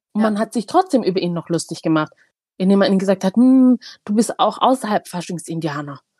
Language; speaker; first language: German; early bilingual, other home language; Tigrinya